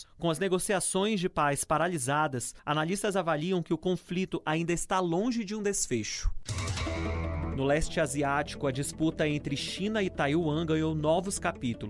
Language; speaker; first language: Portuguese; native; Portuguese